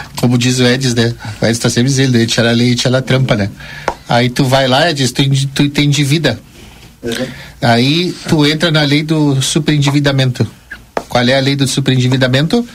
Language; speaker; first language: Portuguese; early bilingual, other home language; Spanish